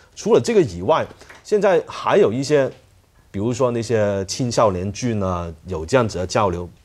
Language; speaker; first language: Chinese; non-native, fluent; Cantonese